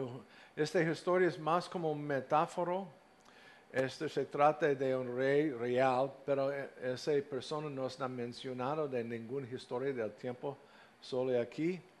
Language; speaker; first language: Spanish; non-native, fluent; English